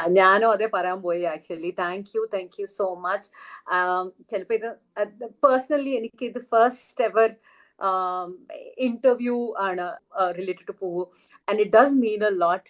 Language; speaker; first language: Malayalam; non-native, learner; Telugu